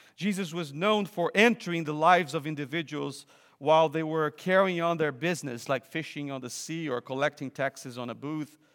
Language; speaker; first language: English; non-native, fluent; Portuguese